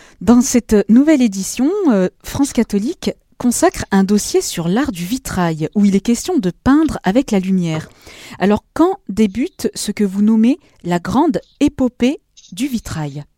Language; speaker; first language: French; native; French